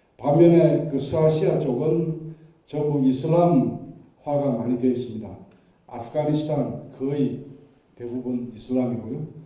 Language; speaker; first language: Korean; native; Korean